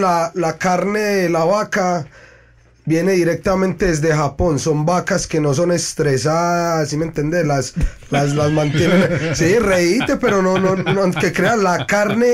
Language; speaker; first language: Spanish; native; Spanish